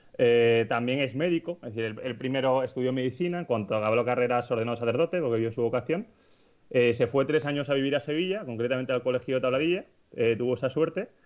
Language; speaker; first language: Spanish; native; Spanish